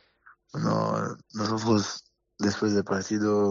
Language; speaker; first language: Spanish; non-native, learner; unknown